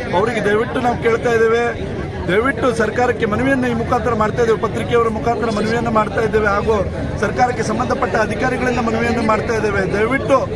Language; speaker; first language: Kannada; native; Kannada